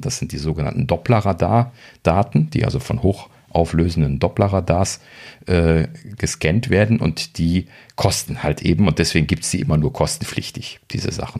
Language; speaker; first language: German; native; German